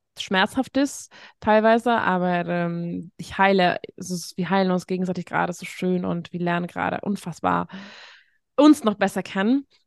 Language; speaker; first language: German; non-native, fluent; Hungarian